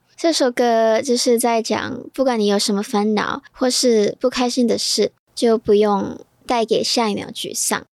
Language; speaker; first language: Chinese; non-native, fluent; Thai